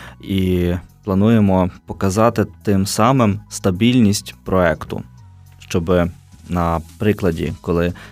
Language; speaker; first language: Ukrainian; native; Ukrainian